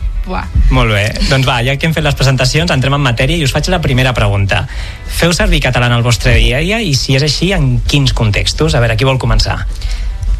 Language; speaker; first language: Catalan; native; Catalan